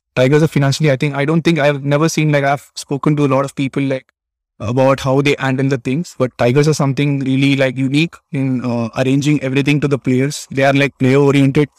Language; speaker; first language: English; non-native, local second language; Tamil